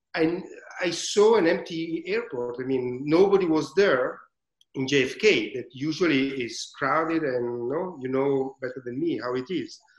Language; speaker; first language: English; non-native, learner; Italian